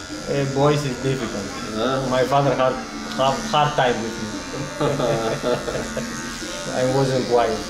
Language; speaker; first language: English; non-native, learner; Greek